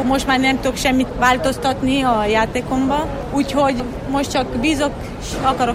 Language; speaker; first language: Hungarian; non-native, local second language; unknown